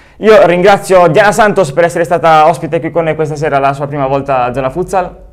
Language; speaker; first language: Italian; native; Italian